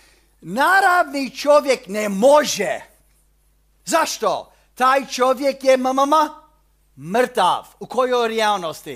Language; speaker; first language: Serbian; early bilingual, heritage; Serbian